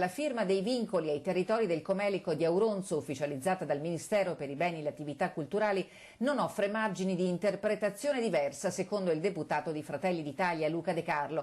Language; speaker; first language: Italian; native; Italian